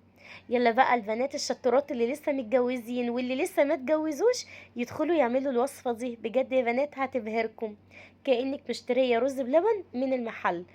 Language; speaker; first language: Arabic; native; Arabic